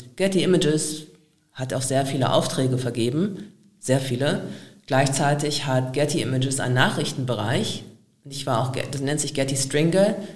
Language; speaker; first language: German; native; German